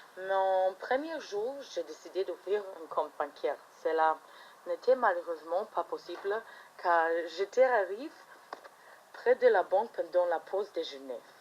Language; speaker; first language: French; non-native, fluent; German